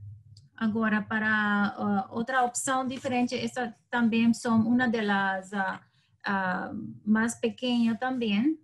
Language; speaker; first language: Portuguese; non-native, learner; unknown